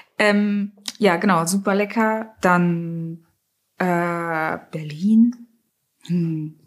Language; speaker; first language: German; early bilingual, other home language; Russian